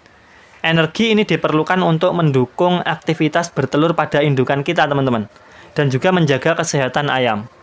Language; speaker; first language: Indonesian; native; Indonesian